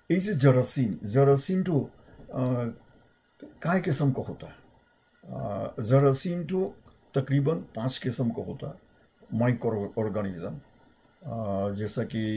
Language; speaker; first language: Hindi; native; Hindi